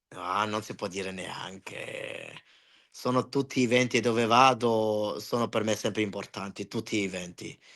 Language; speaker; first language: Italian; early bilingual, heritage; Italian